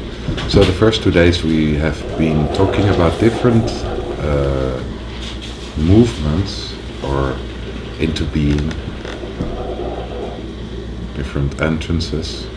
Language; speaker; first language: English; non-native, fluent; Dutch